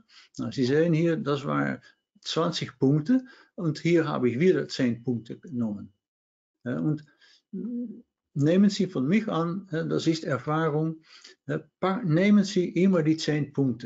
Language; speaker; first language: German; non-native, fluent; Dutch